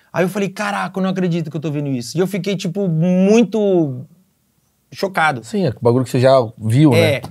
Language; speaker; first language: Portuguese; native; Portuguese